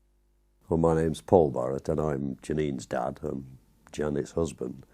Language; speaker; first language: English; native; English